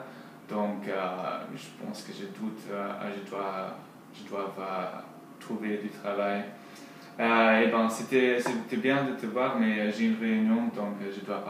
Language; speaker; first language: French; non-native, learner; English